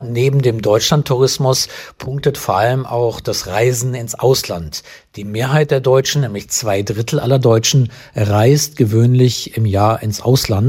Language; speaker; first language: German; native; German